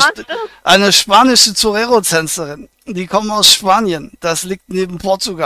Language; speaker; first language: German; native; German